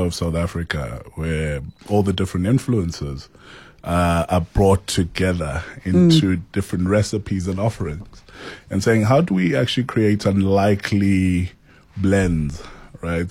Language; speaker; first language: English; non-native, local second language; Xhosa